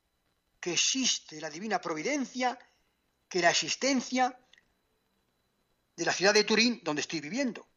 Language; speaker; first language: Spanish; native; Spanish